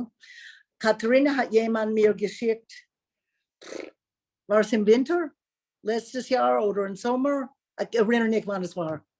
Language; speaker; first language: German; non-native, learner; English